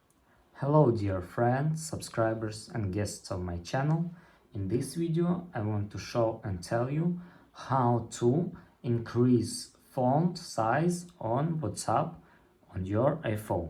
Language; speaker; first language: English; non-native, learner; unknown